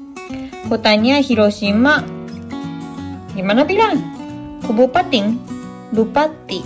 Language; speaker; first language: Indonesian; non-native, fluent; Japanese